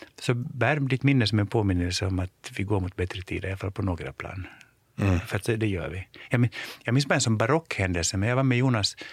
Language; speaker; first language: Swedish; native; Swedish